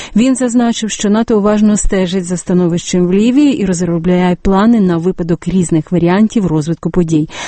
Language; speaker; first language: Ukrainian; native; Ukrainian